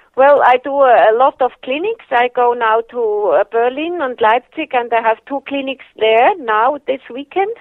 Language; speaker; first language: English; non-native, fluent; Swiss German